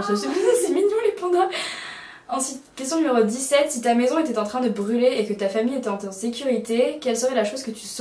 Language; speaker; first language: French; native; French